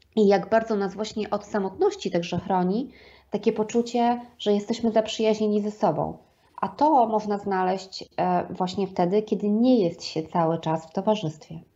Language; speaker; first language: Polish; native; Polish